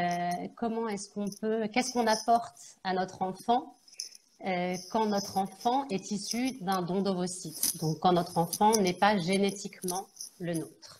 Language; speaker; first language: French; native; French